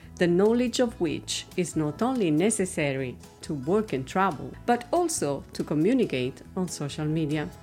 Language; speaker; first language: English; non-native, fluent; Italian